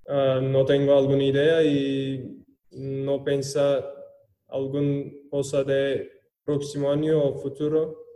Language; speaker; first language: Spanish; non-native, learner; Turkish